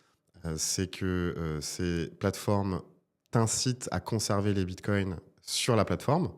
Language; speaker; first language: French; native; French